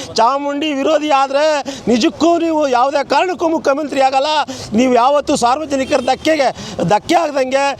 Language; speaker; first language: Kannada; native; Kannada